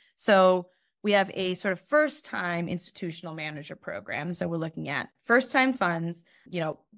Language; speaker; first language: English; native; English